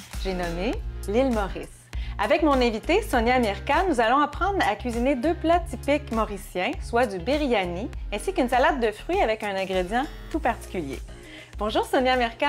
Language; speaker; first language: French; native; French